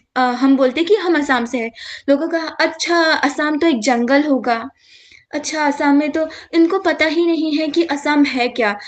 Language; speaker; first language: Hindi; non-native, local second language; Assamese